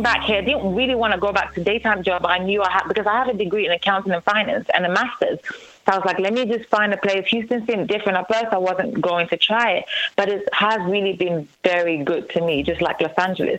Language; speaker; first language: English; native; English